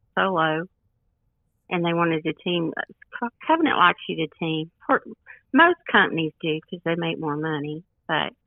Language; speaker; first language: English; native; English